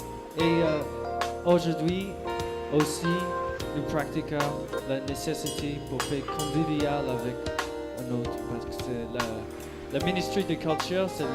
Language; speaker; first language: French; non-native, learner; English